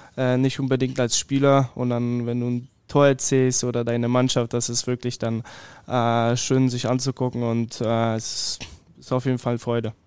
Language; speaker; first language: German; early bilingual, other home language; Polish